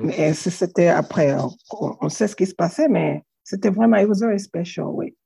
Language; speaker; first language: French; non-native, learner; English